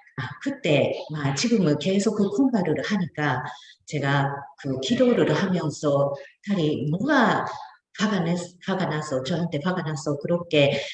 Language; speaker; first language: Korean; non-native, fluent; Japanese